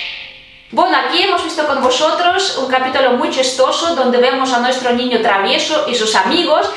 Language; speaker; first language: Spanish; non-native, fluent; Russian